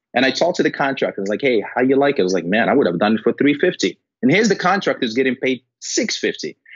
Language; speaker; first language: English; non-native, fluent; Arabic